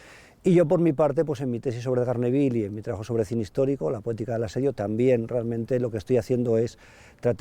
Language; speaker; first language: Spanish; native; Spanish